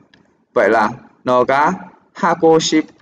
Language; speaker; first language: Korean; non-native, fluent; Vietnamese